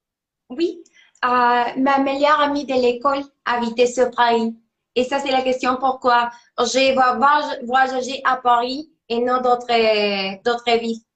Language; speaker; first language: French; non-native, learner; Spanish